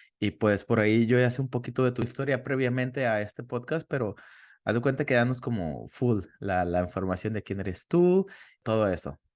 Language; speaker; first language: Spanish; native; Spanish